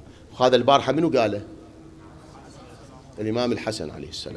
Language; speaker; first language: Arabic; native; Arabic